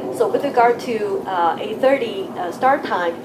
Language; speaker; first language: English; non-native, fluent; Chinese